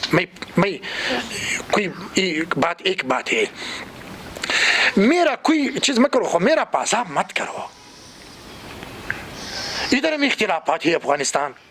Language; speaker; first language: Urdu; non-native, learner; Pashto